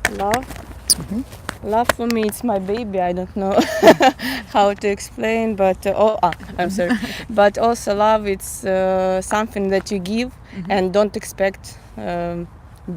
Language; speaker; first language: English; non-native, fluent; Russian